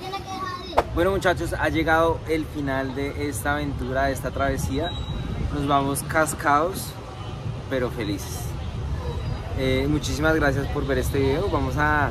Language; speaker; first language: Spanish; native; Spanish